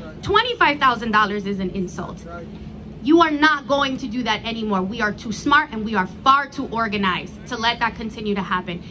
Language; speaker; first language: English; early bilingual, other home language; Spanish